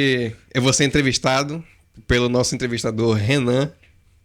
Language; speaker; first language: Portuguese; native; Portuguese